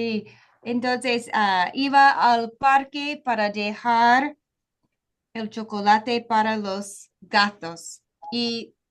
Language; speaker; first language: Spanish; non-native, fluent; English